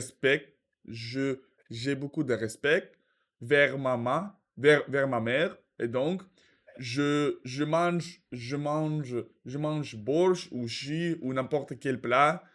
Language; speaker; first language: French; non-native, learner; Russian